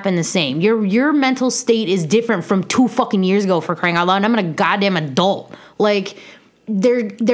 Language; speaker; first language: English; native; English